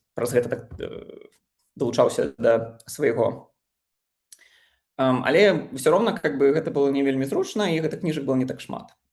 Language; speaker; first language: Belarusian; non-native, local second language; Russian